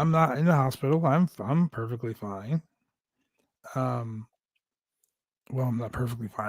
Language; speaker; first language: English; native; English